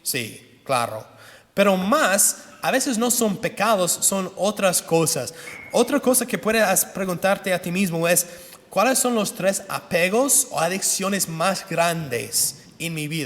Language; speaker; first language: Spanish; non-native, fluent; English